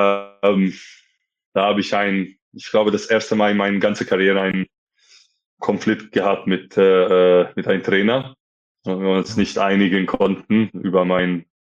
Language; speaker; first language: German; non-native, fluent; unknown